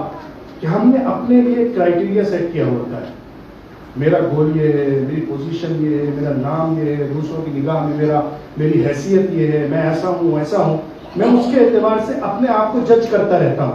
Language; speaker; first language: Urdu; native; Urdu